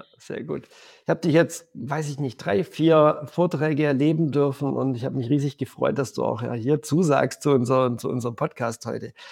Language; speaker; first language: German; native; German